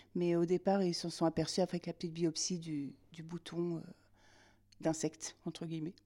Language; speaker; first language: French; native; French